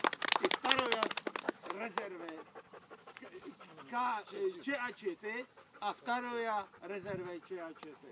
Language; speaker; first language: Russian; non-native, learner; Czech